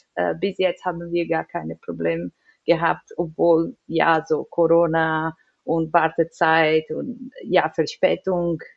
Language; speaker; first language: German; non-native, learner; Portuguese